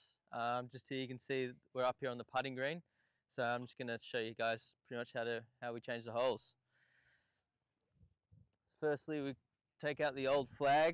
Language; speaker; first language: English; native; English